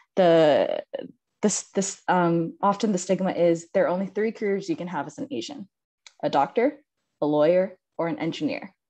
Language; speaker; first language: English; native; English